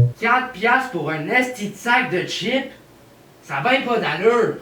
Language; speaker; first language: French; native; French